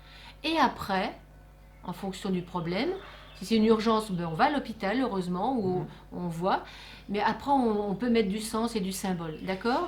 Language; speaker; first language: French; native; French